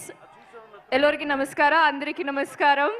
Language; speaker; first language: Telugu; non-native, fluent; Malayalam